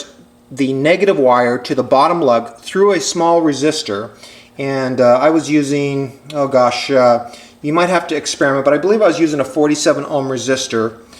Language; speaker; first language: English; native; English